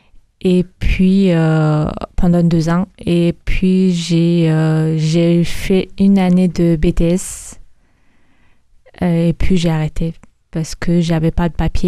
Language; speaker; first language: French; early bilingual, other home language; Mongolian